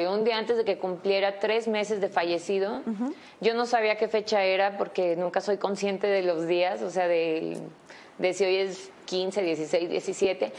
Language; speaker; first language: Spanish; native; Spanish